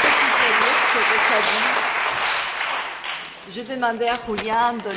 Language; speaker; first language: French; non-native, fluent; Spanish